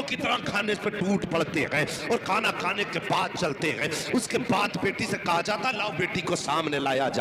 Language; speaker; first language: Urdu; native; Urdu